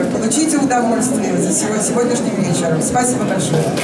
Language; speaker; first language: Russian; native; Russian